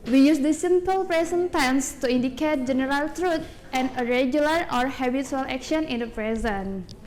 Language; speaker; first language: English; non-native, learner; Indonesian